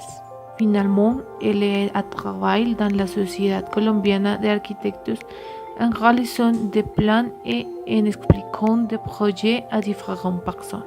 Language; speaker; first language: French; non-native, learner; Spanish